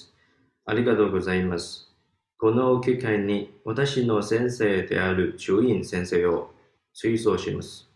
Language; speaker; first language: Japanese; non-native, learner; Chinese